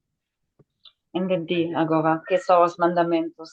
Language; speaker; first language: Portuguese; non-native, fluent; Spanish